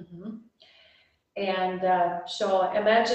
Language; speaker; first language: English; non-native, fluent; Russian